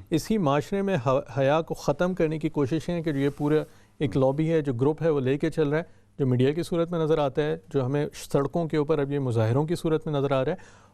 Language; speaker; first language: Urdu; native; Urdu